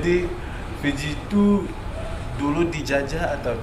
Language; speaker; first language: Indonesian; non-native, fluent; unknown